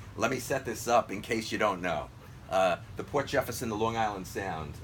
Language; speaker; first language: English; native; English